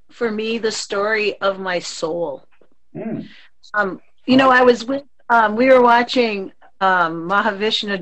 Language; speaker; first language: English; native; English